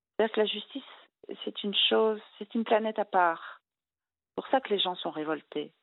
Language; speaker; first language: French; native; French